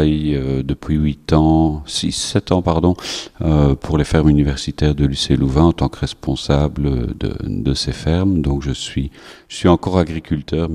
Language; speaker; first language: French; native; French